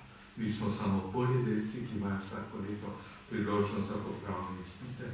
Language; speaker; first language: Slovenian; native; Slovenian